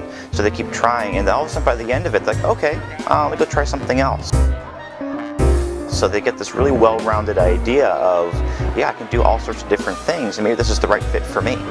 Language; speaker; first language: English; native; English